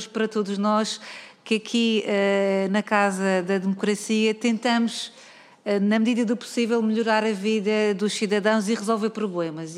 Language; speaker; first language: Portuguese; native; Portuguese